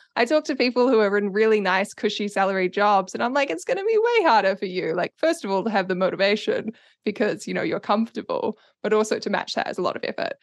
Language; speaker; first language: English; native; English